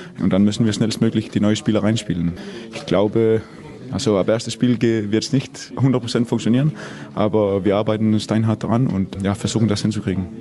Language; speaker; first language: German; non-native, fluent; Danish